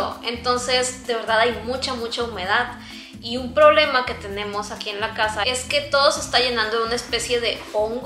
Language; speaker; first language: Spanish; native; Spanish